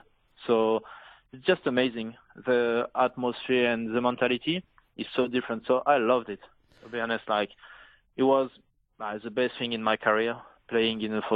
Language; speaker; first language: English; non-native, fluent; French